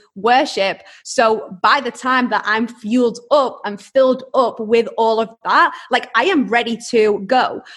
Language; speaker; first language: English; native; English